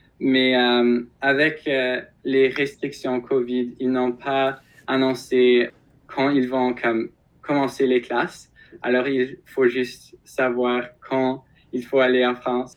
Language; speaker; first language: French; non-native, local second language; English